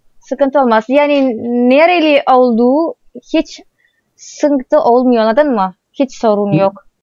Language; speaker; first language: Turkish; non-native, learner; Indonesian